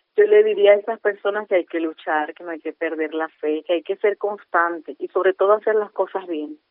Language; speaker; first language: Spanish; native; Spanish